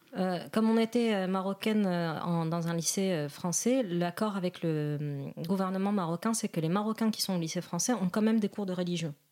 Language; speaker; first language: French; non-native, local second language; Arabic